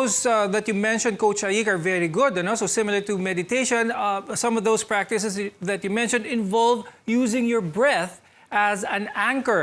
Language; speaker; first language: English; non-native, local second language; Filipino